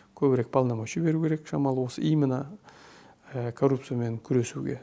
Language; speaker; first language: Russian; non-native, local second language; Kazakh